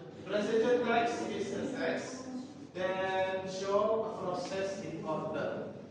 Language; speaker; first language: English; non-native, learner; Indonesian